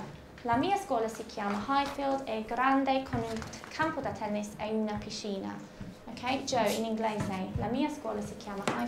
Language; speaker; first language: Italian; non-native, fluent; English